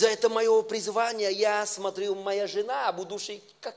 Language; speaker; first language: Russian; non-native, learner; Vietnamese